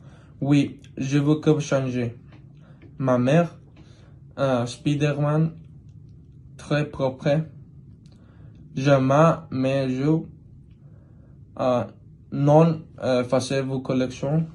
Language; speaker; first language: French; non-native, learner; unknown